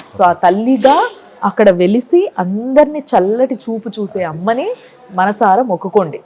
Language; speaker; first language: Telugu; native; Telugu